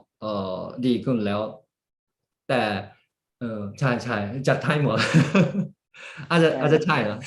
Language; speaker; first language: Thai; early bilingual, heritage; Japanese